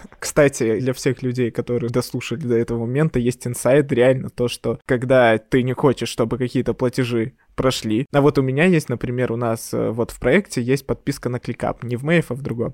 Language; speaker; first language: Russian; native; Russian